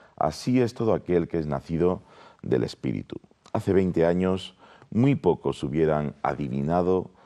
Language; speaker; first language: Spanish; native; Spanish